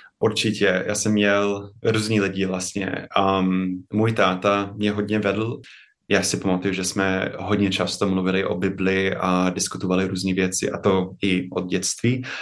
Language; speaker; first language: Czech; non-native, fluent; English